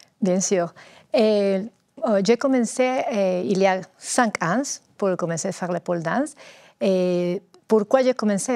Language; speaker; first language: French; non-native, learner; Spanish